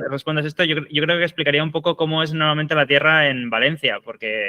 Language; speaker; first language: Spanish; native; Spanish